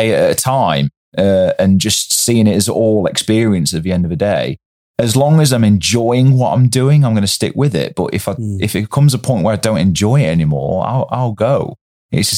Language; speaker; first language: English; native; English